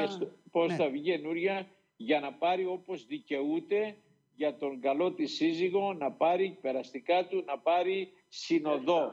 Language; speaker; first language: Greek; native; Greek